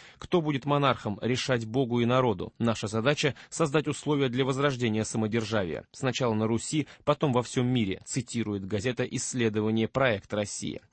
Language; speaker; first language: Russian; native; Russian